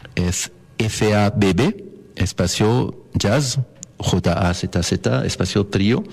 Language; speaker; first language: Spanish; non-native, fluent; French